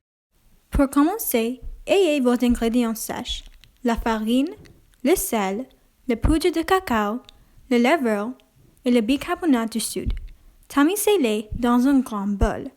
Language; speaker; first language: French; non-native, learner; English